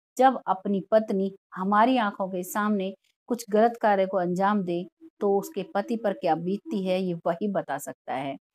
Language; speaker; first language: Hindi; native; Hindi